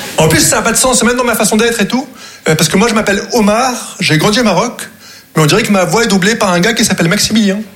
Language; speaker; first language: French; non-native, local second language; Arabic